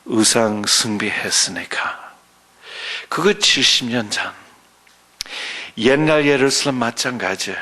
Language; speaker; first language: Korean; early bilingual, other home language; English